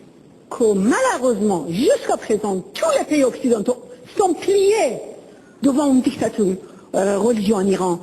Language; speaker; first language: French; non-native, fluent; Persian